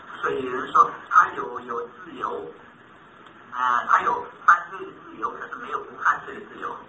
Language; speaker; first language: Chinese; native; Chinese